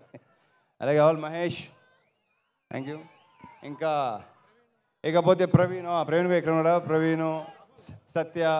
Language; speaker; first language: Telugu; native; Telugu